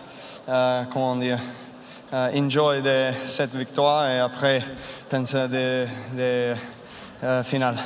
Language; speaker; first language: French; non-native, learner; Serbian